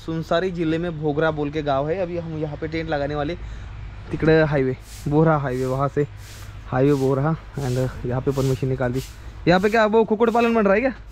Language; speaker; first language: Hindi; non-native, local second language; Marathi